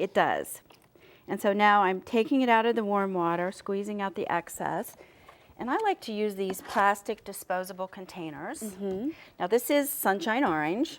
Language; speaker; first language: English; native; English